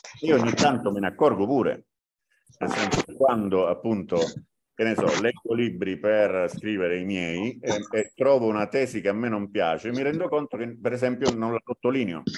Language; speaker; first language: Italian; native; Italian